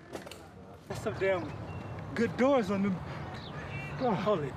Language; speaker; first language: English; native; English